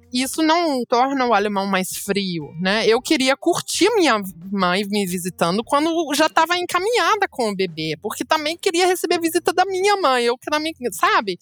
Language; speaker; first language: Portuguese; non-native, fluent; German